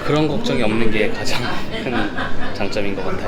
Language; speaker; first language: Korean; native; Korean